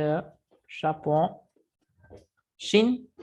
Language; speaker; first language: French; non-native, fluent; Spanish